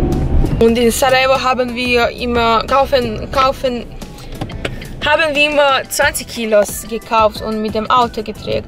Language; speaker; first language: German; non-native, fluent; Bosnian